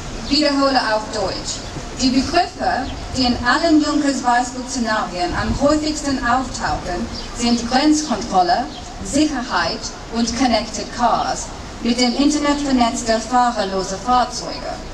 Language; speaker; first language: German; non-native, fluent; English